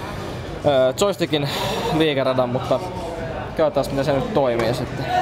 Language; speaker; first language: Finnish; native; Finnish